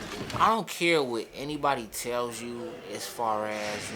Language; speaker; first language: English; early bilingual, other home language; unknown